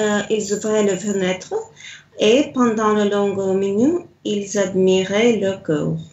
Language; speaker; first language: French; non-native, learner; Russian